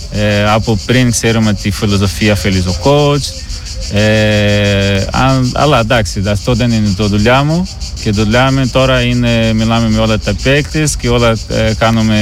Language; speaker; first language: Greek; non-native, learner; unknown